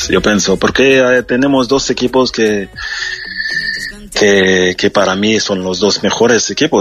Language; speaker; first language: Spanish; non-native, fluent; French